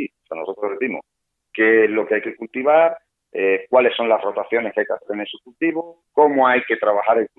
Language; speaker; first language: Spanish; native; Spanish